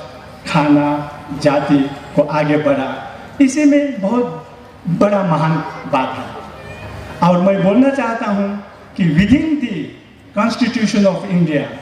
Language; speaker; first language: Hindi; non-native, learner; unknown